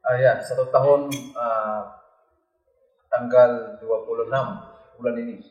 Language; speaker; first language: Indonesian; non-native, learner; Filipino